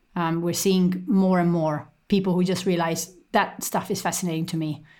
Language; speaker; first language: English; non-native, fluent; Estonian